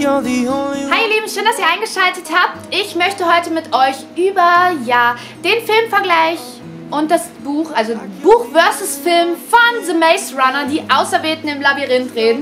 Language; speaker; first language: German; native; German